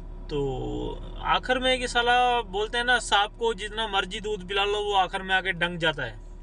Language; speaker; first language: Hindi; non-native, local second language; Punjabi